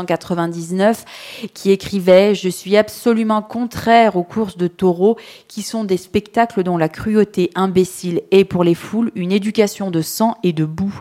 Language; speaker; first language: French; native; French